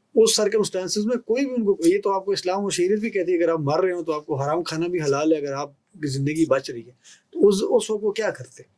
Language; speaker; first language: Urdu; non-native, local second language; Pashto